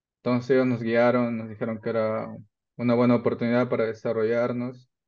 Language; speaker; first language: Spanish; native; Spanish